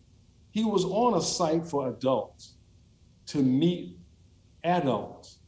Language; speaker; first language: English; native; English